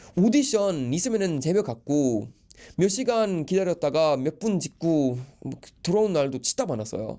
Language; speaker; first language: Korean; non-native, fluent; Swedish